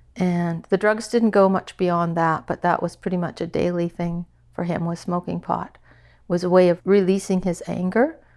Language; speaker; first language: English; native; English